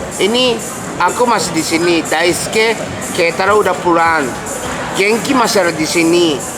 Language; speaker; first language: Indonesian; non-native, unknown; Japanese